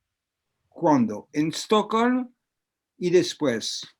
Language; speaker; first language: Spanish; non-native, learner; French